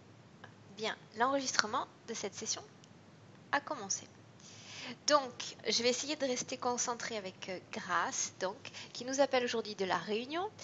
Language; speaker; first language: French; native; French